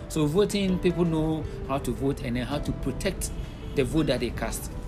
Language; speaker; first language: English; non-native, local second language; Akan